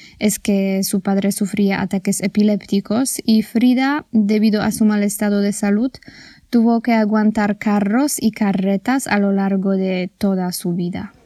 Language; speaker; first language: Spanish; non-native, fluent; Polish